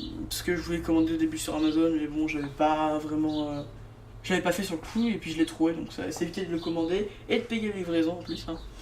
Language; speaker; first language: French; native; French